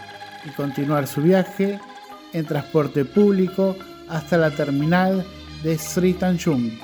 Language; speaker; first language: Spanish; non-native, fluent; Indonesian